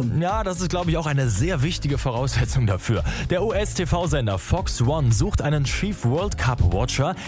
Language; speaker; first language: German; native; German